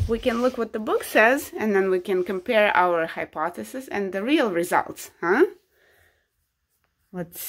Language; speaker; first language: English; non-native, fluent; Russian